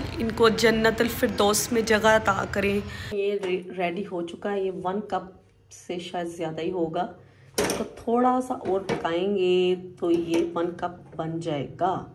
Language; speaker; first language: Urdu; native; Urdu